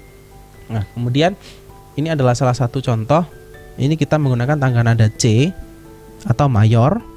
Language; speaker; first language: Indonesian; native; Indonesian